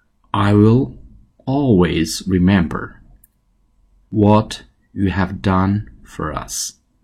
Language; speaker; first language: English; non-native, fluent; Chinese